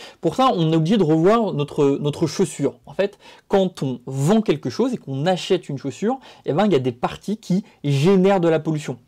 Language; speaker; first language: French; native; French